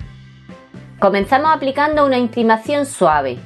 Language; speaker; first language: Spanish; native; Spanish